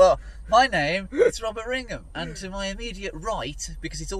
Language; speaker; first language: English; native; English